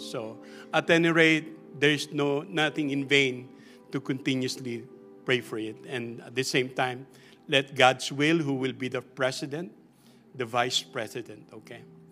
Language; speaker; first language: English; non-native, local second language; Filipino